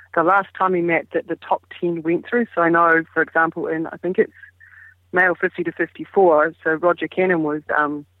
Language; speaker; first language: English; native; English